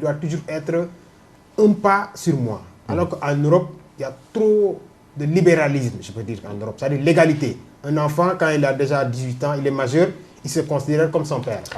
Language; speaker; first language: French; non-native, local second language; Wolof